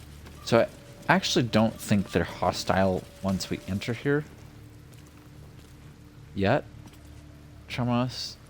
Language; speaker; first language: English; native; English